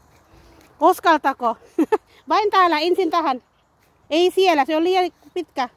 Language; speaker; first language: Finnish; non-native, learner; Cebuano